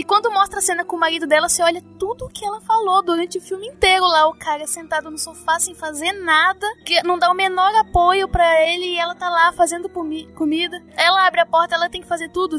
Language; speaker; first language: Portuguese; native; Portuguese